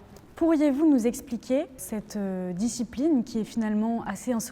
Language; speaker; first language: French; native; French